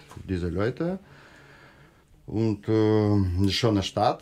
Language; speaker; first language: German; non-native, learner; Russian